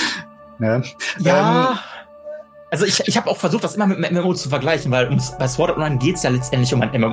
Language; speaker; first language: German; native; German